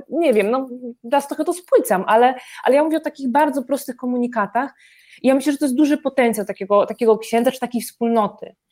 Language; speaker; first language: Polish; native; Polish